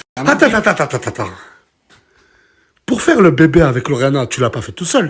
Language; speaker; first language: French; native; French